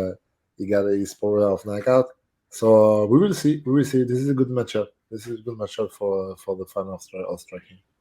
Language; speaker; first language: English; non-native, fluent; French